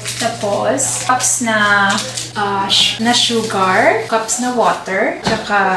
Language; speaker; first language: Filipino; non-native, local second language; Hiligaynon